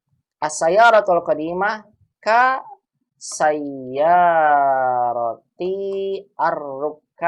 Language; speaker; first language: Arabic; non-native, fluent; Indonesian